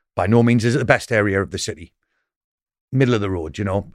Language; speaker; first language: English; native; English